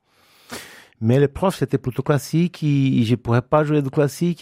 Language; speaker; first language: French; non-native, fluent; Portuguese